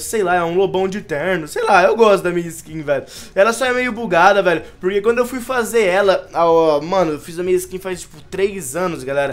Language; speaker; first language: Portuguese; native; Portuguese